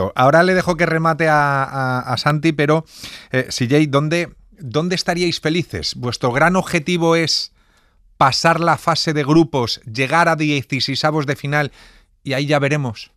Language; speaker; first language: Spanish; native; Spanish